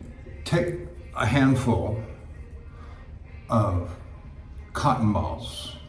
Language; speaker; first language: English; native; English